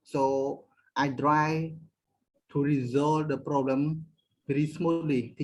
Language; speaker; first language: English; non-native, learner; Khmer